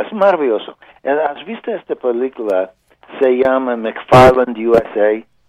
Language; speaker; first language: Spanish; non-native, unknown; English